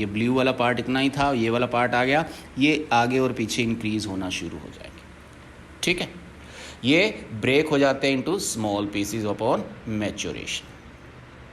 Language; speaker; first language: Hindi; native; Hindi